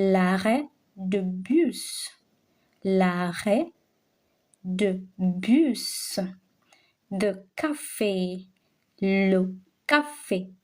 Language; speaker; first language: French; non-native, local second language; Swahili